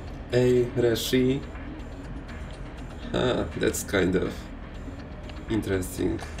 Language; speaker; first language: English; non-native, fluent; Polish